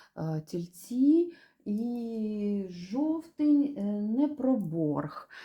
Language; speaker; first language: Ukrainian; non-native, local second language; Russian